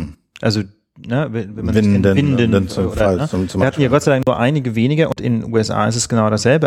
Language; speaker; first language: German; native; German